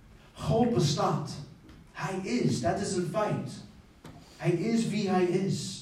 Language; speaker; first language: Dutch; non-native, fluent; English